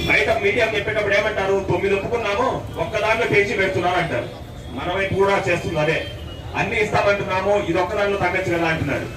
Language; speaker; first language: Telugu; native; Telugu